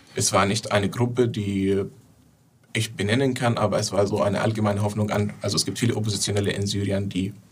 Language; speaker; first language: German; non-native, fluent; Arabic